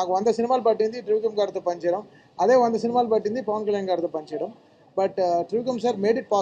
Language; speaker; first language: Telugu; native; Telugu